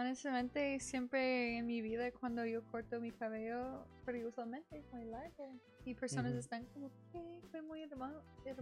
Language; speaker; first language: Spanish; non-native, learner; English